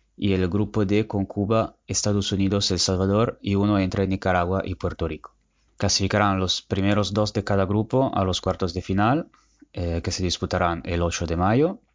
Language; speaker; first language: Spanish; non-native, fluent; Italian